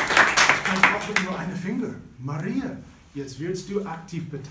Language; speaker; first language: German; non-native, fluent; English